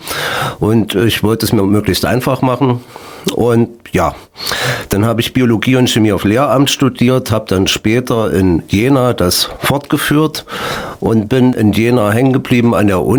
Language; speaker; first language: German; native; German